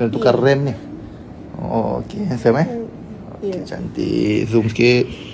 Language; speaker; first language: Malay; native; Malay